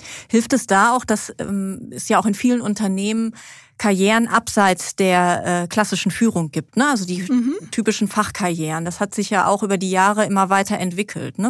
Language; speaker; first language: German; native; German